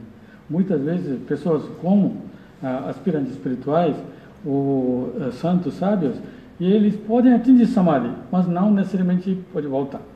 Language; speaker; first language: Portuguese; non-native, learner; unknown